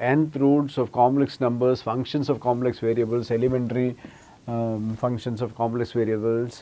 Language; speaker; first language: English; non-native, local second language; Malayalam